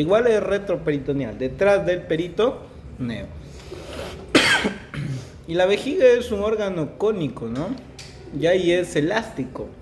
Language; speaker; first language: Spanish; native; Spanish